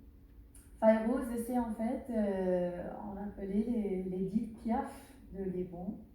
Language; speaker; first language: French; non-native, learner; Arabic